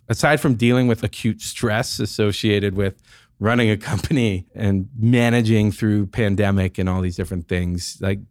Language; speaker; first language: English; native; English